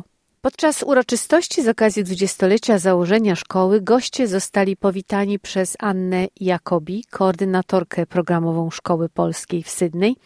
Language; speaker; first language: Polish; native; Polish